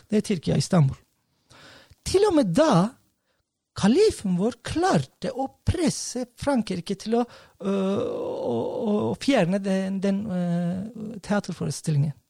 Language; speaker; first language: Norwegian; non-native, fluent; Turkish